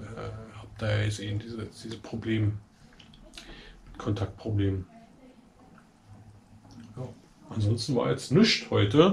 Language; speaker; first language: German; native; German